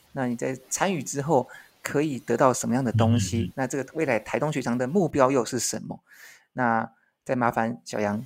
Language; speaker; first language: Chinese; native; Chinese